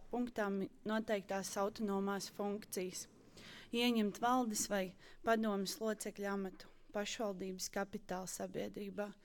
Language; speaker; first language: Latvian; native; Latvian